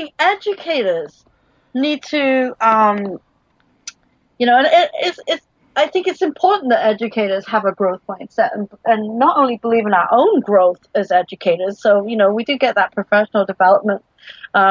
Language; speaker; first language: English; native; English